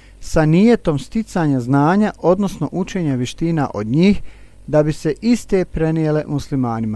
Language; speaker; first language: Bosnian; native; Bosnian